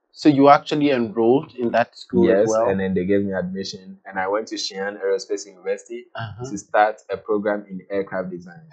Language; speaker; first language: English; non-native, local second language; Akan